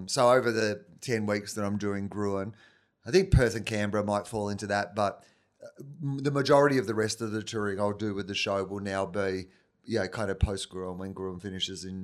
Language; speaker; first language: English; native; English